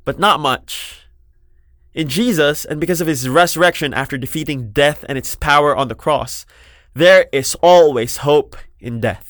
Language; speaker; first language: English; non-native, local second language; Filipino